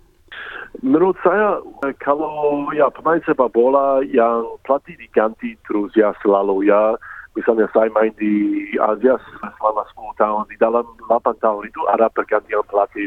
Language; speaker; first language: Indonesian; early bilingual, heritage; English